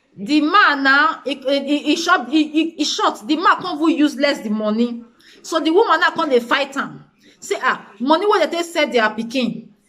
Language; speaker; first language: Nigerian Pidgin; native; Nigerian Pidgin